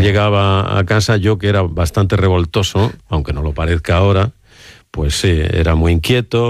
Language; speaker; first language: Spanish; native; Spanish